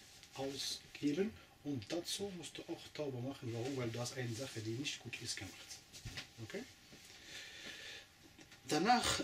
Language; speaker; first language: German; non-native, fluent; Arabic